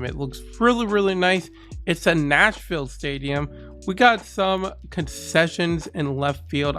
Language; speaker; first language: English; native; English